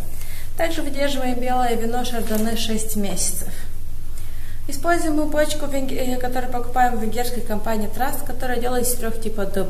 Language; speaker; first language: Russian; non-native, local second language; Romanian